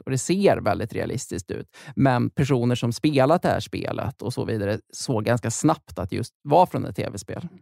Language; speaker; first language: Swedish; native; Swedish